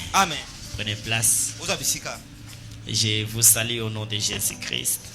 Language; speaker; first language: Haitian Creole; non-native, local second language; Lingala